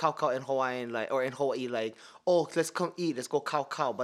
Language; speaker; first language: English; early bilingual, other home language; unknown